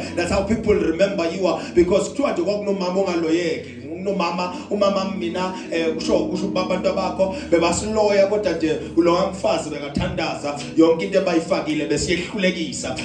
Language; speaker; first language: Zulu; native; Zulu